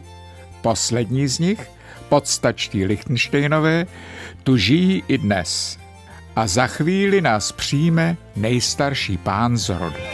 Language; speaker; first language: Czech; native; Czech